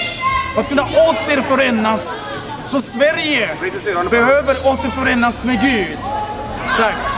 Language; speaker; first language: Swedish; non-native, fluent; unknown